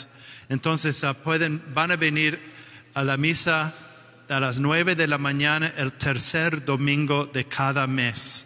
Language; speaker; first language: Spanish; non-native, fluent; English